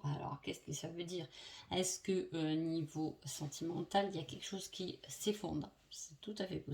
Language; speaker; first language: French; native; French